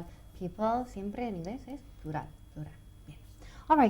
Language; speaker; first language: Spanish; non-native, fluent; English